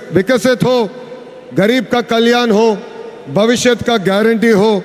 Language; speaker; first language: Hindi; non-native, local second language; Telugu